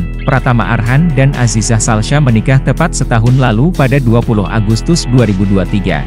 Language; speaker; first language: Indonesian; native; Indonesian